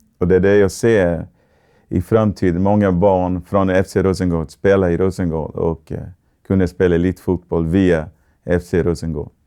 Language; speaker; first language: Swedish; non-native, fluent; Portuguese